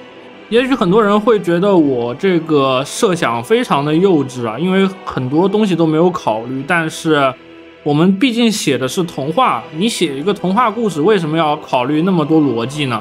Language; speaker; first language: Chinese; native; Chinese